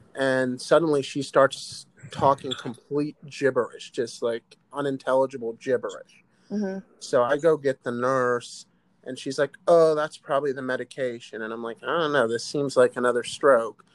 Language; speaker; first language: English; native; English